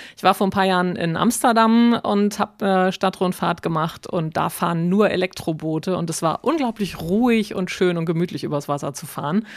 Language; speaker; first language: German; native; German